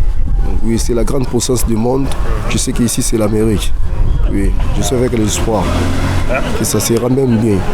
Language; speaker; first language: French; non-native, learner; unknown